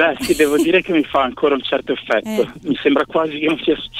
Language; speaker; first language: Italian; native; Italian